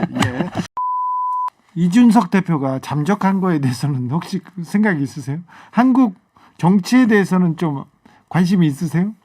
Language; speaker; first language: Korean; native; Korean